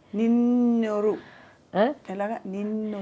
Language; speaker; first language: Telugu; native; Telugu